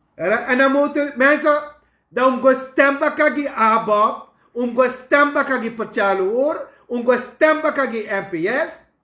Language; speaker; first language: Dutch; native; Dutch